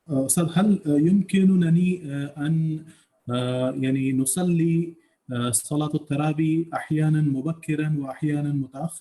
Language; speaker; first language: Arabic; non-native, learner; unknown